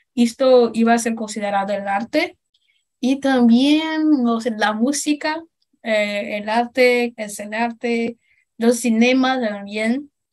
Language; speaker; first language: Spanish; non-native, learner; Portuguese